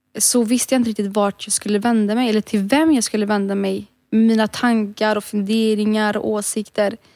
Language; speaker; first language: Swedish; early bilingual, other home language; Romany